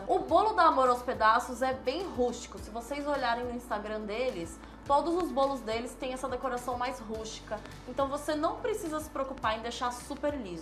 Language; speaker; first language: Portuguese; native; Portuguese